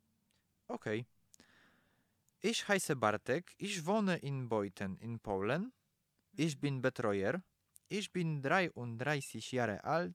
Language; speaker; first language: German; non-native, learner; Polish